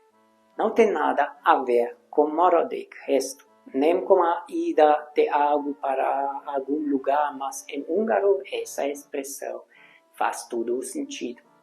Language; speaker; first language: Portuguese; non-native, fluent; Hungarian